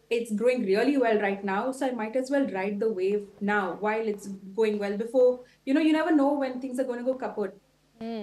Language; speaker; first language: English; non-native, local second language; Tulu